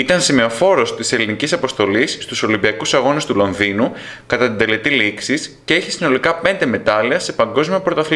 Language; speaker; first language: Greek; native; Greek